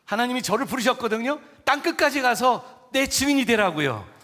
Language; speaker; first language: Korean; native; Korean